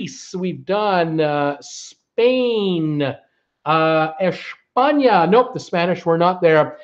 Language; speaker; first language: English; native; English